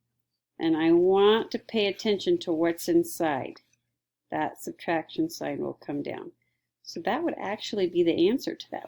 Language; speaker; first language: English; native; English